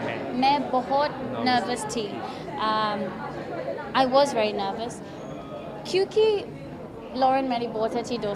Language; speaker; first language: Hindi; non-native, learner; English